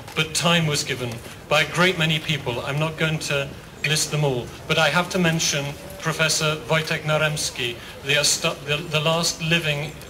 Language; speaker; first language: English; native; English